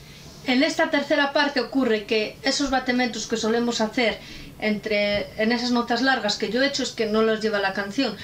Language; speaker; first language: Spanish; native; Spanish